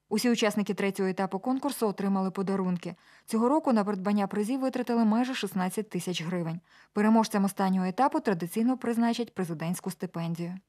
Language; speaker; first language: Ukrainian; native; Ukrainian